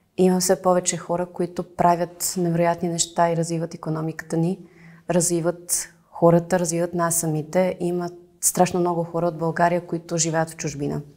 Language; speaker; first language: Bulgarian; early bilingual, heritage; Bulgarian